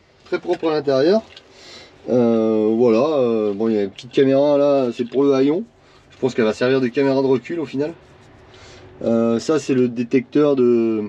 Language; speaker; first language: French; native; French